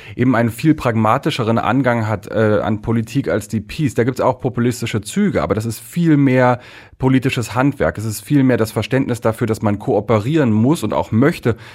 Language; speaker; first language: German; native; German